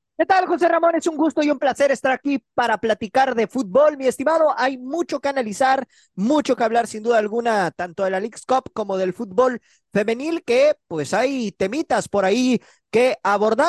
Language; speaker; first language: Spanish; native; Spanish